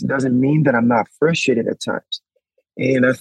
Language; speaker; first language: English; non-native, local second language; Yoruba